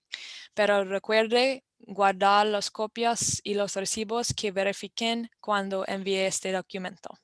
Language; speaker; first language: Spanish; non-native, fluent; English